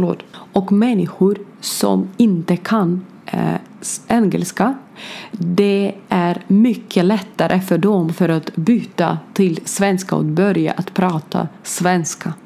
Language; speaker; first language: Swedish; non-native, learner; Ukrainian